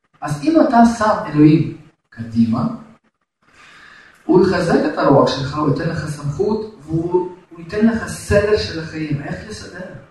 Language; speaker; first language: Hebrew; non-native, fluent; Russian